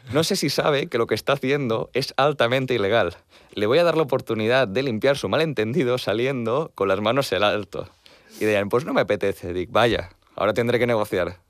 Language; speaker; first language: Spanish; non-native, local second language; Catalan